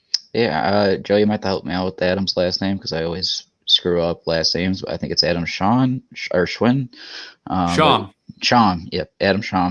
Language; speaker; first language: English; native; English